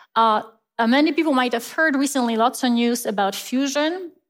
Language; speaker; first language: English; non-native, fluent; Polish